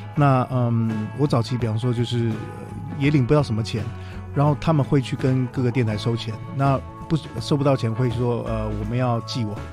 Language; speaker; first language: Chinese; native; Chinese